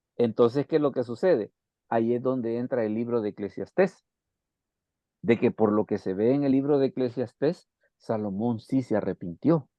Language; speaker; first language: Spanish; native; Spanish